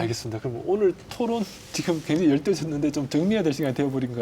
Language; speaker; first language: Korean; native; Korean